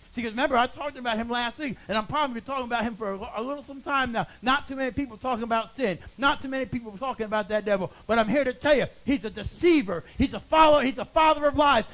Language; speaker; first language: English; native; English